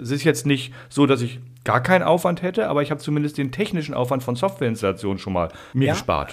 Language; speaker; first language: German; native; German